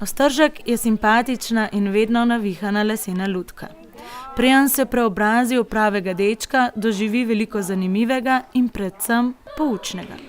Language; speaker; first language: Slovenian; native; Slovenian